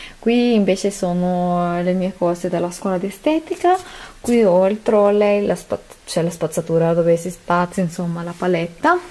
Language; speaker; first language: Italian; non-native, fluent; Spanish